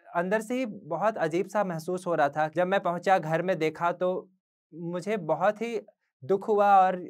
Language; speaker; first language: Hindi; native; Hindi